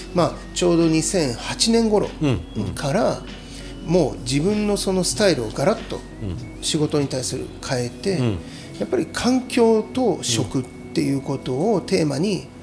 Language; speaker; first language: Japanese; native; Japanese